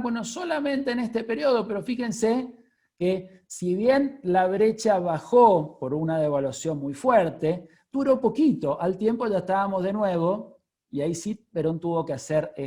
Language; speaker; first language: Spanish; native; Spanish